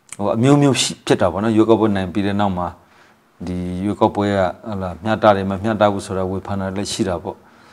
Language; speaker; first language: Burmese; non-native, local second language; Hakha Chin